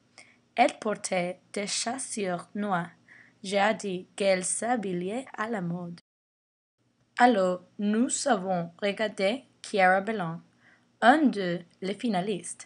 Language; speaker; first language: French; non-native, learner; English